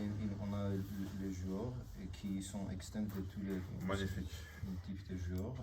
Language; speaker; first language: French; non-native, learner; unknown